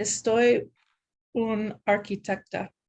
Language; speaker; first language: Spanish; non-native, learner; English